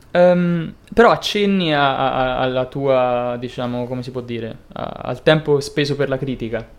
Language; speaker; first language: Italian; native; Italian